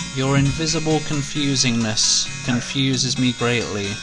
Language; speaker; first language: English; native; English